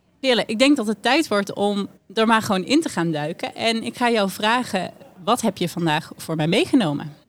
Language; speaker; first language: Dutch; native; Dutch